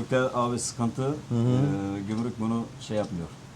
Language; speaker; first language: Turkish; native; Turkish